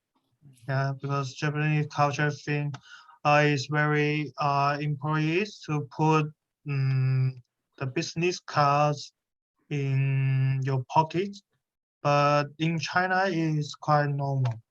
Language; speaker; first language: English; non-native, learner; Chinese